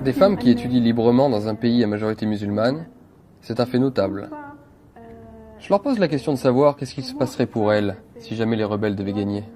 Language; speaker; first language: French; native; French